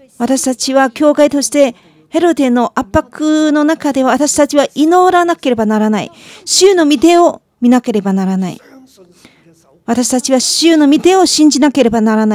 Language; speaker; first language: Japanese; non-native, fluent; Chinese